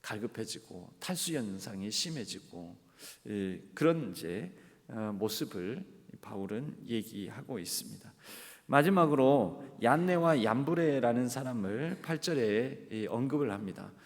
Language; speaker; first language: Korean; native; Korean